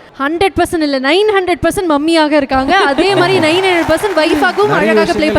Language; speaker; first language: Tamil; native; Tamil